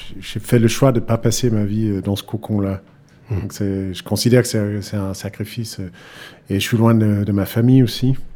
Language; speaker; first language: French; non-native, fluent; Danish